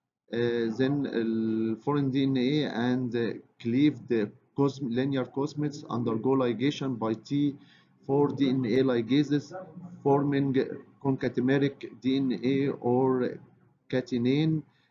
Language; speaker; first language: English; non-native, fluent; Arabic